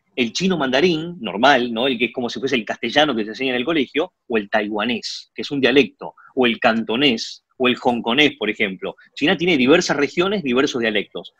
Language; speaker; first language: Spanish; early bilingual, other home language; Chinese